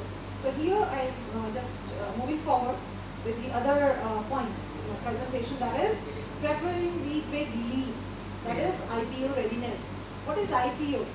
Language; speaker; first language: English; non-native, local second language; Hindi